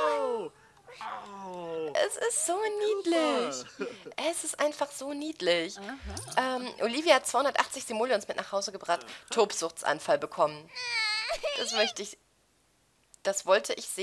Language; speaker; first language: German; native; German